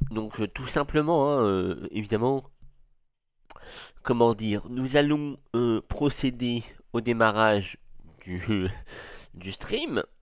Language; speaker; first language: French; native; French